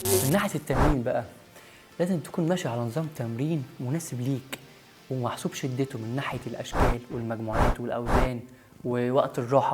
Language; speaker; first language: Arabic; native; Arabic